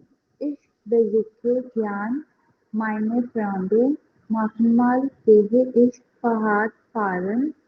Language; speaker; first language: German; non-native, learner; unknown